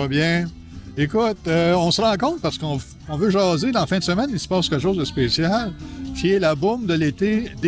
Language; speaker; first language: French; native; French